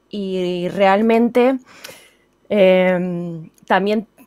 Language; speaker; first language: Spanish; native; Spanish